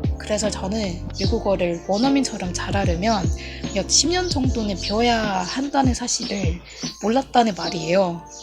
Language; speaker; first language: Korean; non-native, fluent; Burmese